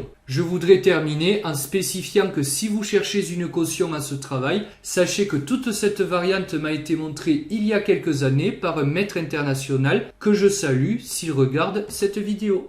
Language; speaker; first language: French; native; French